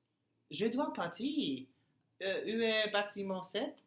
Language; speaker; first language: French; non-native, learner; English